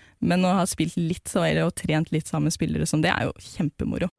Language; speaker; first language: Norwegian; native; Norwegian